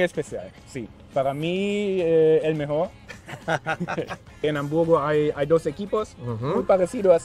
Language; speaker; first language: Spanish; non-native, fluent; German